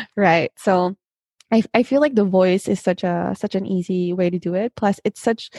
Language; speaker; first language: English; non-native, local second language; Filipino